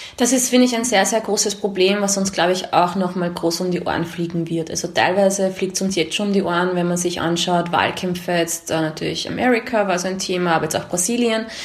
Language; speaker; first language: German; early bilingual, other home language; Hungarian